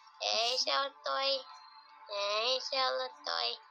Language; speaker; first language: Finnish; early bilingual, other home language; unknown